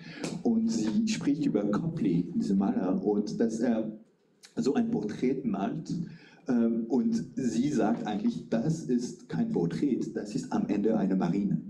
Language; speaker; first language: German; non-native, fluent; French